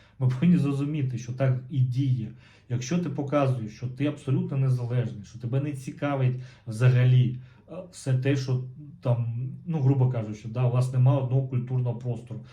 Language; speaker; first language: Ukrainian; non-native, local second language; Russian